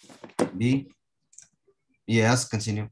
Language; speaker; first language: English; non-native, fluent; Russian